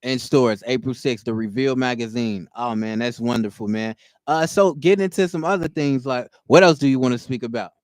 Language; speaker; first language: English; native; English